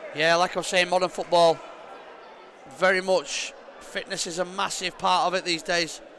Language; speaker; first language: English; native; English